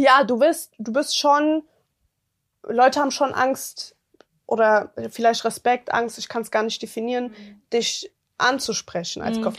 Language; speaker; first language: German; early bilingual, other home language; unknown